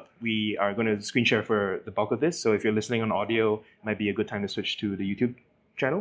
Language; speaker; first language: English; native; English